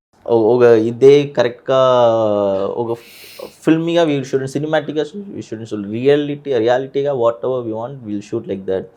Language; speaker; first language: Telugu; early bilingual, heritage; Telugu